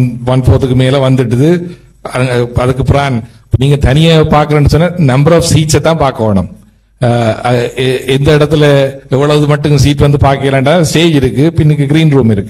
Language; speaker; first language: Tamil; native; Tamil